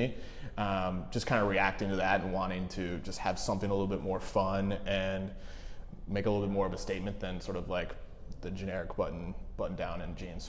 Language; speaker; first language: English; native; English